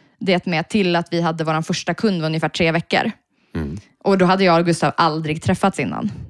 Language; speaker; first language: Swedish; native; Swedish